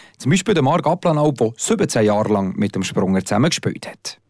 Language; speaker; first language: German; native; German